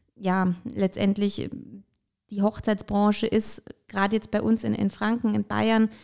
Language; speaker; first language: German; early bilingual, other home language; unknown